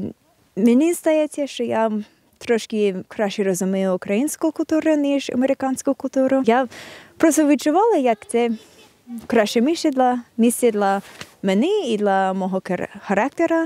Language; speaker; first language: Ukrainian; non-native, fluent; English